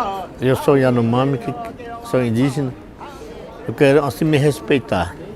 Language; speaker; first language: Portuguese; non-native, local second language; Yanomámi